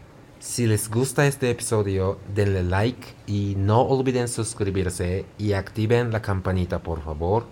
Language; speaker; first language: Spanish; non-native, fluent; Japanese